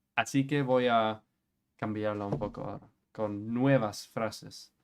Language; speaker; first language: Spanish; non-native, learner; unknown